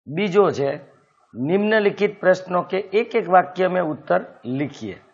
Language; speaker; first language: Hindi; non-native, local second language; Gujarati